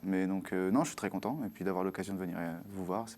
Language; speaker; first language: French; native; French